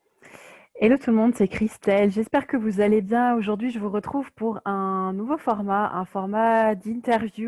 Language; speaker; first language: French; native; French